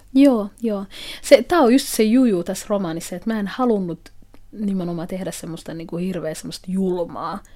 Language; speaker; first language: Finnish; non-native, fluent; Somali